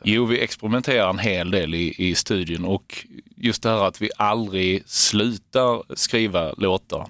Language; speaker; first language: Swedish; native; Swedish